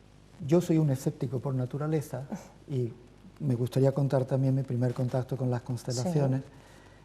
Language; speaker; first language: Spanish; native; Spanish